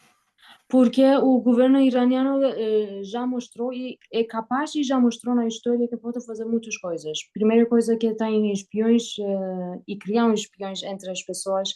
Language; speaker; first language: Portuguese; non-native, learner; Persian